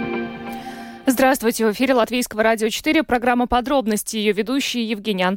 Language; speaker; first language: Russian; native; Russian